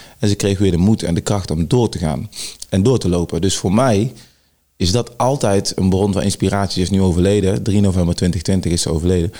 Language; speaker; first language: Dutch; early bilingual, other home language; Sranan Tongo